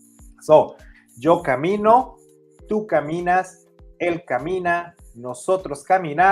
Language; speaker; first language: Spanish; non-native, fluent; English